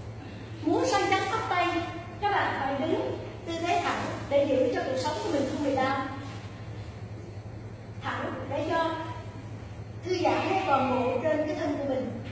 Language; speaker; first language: Vietnamese; native; Vietnamese